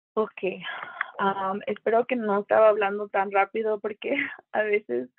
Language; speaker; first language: Spanish; native; Spanish